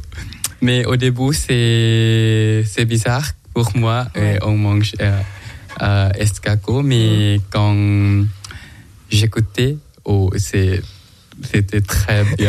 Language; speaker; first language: French; non-native, learner; Thai